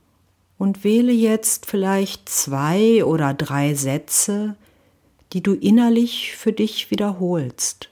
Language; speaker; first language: German; native; German